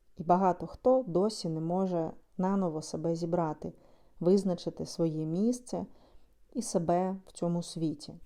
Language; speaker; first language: Ukrainian; non-native, local second language; Russian